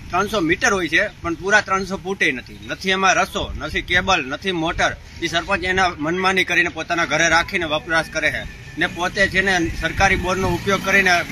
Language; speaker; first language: Gujarati; native; Gujarati